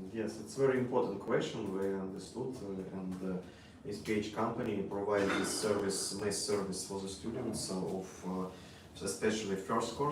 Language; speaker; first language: English; non-native, learner; Russian